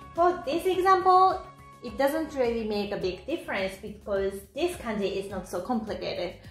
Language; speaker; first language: English; non-native, fluent; Japanese